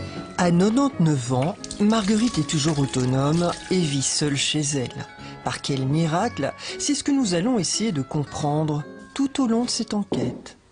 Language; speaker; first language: French; native; French